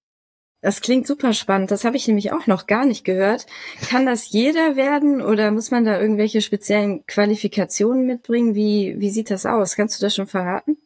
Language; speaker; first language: German; native; German